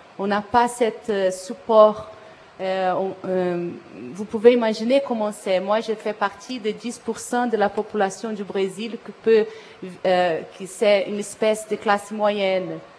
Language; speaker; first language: French; non-native, fluent; Portuguese